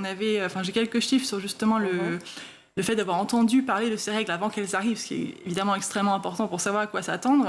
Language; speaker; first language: French; native; French